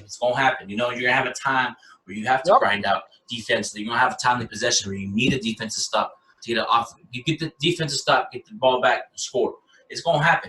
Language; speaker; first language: English; native; English